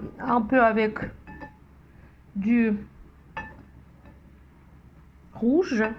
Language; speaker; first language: French; non-native, fluent; Russian